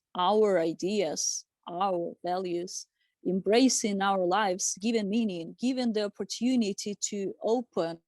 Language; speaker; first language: English; non-native, fluent; Ukrainian